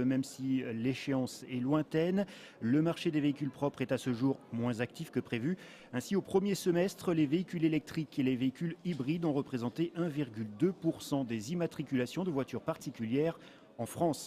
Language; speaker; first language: French; native; French